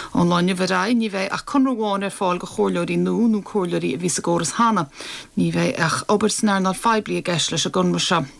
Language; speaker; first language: Irish; native; Irish